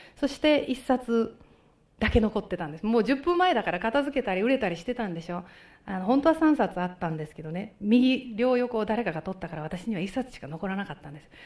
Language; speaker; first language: Japanese; native; Japanese